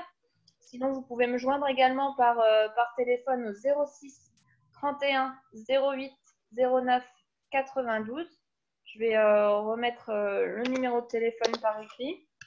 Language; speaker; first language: French; native; French